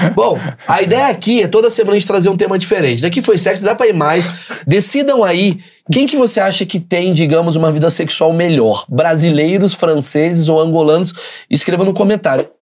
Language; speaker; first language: Portuguese; native; Portuguese